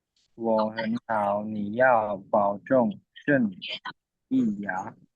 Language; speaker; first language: Chinese; non-native, learner; Lao